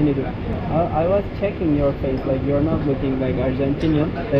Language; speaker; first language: English; non-native, learner; Turkish